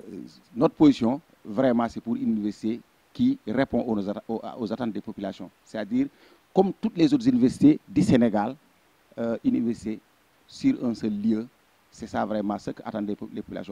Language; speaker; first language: French; non-native, local second language; Fula